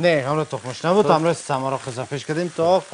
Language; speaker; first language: Persian; native; Persian